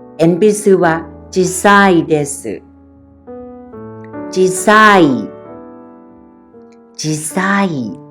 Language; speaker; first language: Japanese; non-native, fluent; Thai